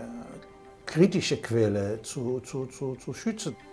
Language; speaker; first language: German; non-native, fluent; Hebrew